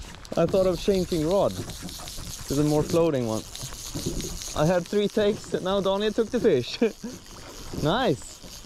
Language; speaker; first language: English; non-native, fluent; Swedish